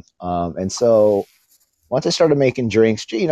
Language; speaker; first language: English; early bilingual, other home language; Filipino